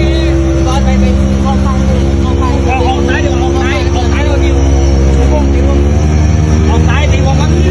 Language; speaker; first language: Thai; native; Thai